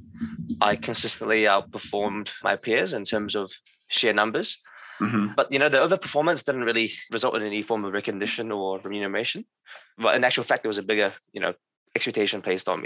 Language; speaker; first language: English; native; English